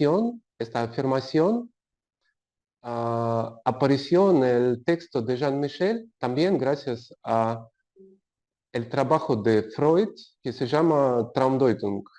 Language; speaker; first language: Spanish; non-native, learner; Russian